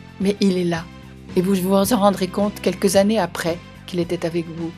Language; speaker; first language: French; native; French